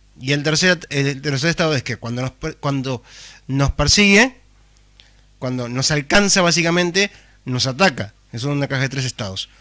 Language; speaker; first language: Spanish; native; Spanish